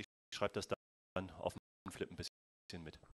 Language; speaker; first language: German; native; German